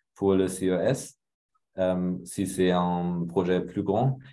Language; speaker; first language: French; non-native, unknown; German